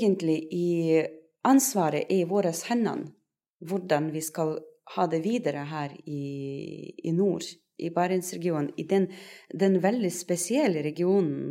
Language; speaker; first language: Norwegian; non-native, fluent; Russian